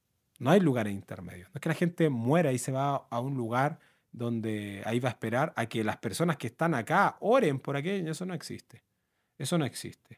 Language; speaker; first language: Spanish; native; Spanish